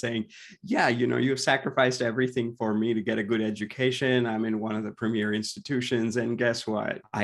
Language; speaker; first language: English; non-native, local second language; Gujarati